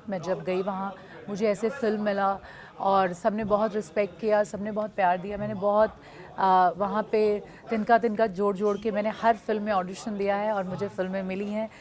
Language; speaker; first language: Hindi; non-native, local second language; Bhojpuri